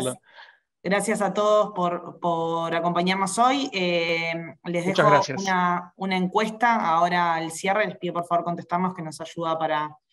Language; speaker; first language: Spanish; native; Spanish